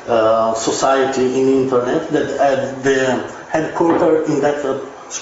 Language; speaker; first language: English; non-native, learner; Italian